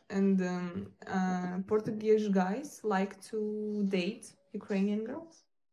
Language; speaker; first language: English; non-native, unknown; Ukrainian